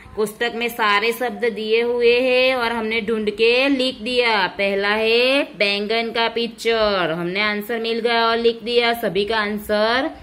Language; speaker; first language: Hindi; non-native, local second language; Gujarati